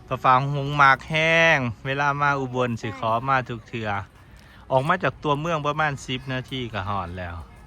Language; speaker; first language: Thai; native; Thai